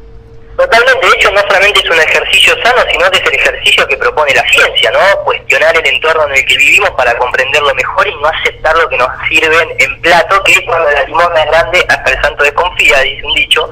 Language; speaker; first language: Spanish; native; Spanish